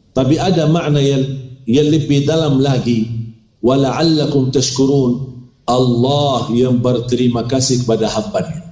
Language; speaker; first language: Malay; non-native, fluent; Arabic